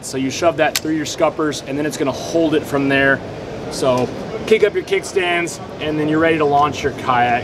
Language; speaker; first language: English; native; English